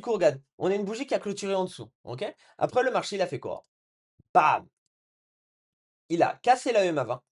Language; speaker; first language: French; native; French